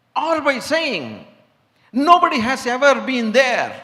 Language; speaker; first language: English; non-native, local second language; Tamil